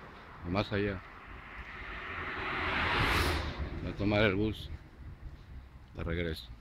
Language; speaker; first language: Spanish; native; Spanish